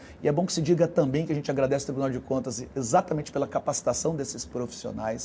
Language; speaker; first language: Portuguese; native; Portuguese